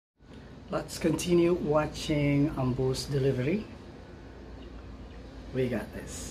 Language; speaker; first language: English; non-native, local second language; Filipino